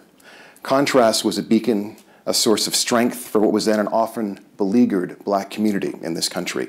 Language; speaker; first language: English; native; English